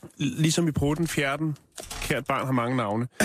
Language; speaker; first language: Danish; native; Danish